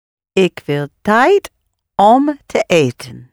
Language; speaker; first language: Dutch; non-native, learner; English